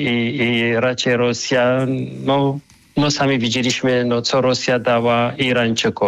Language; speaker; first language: Polish; non-native, fluent; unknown